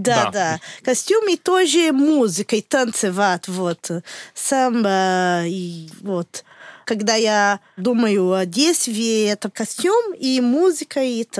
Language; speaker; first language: Russian; non-native, learner; Portuguese